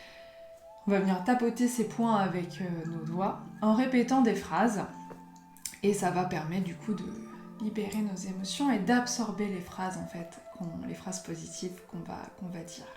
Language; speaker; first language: French; native; French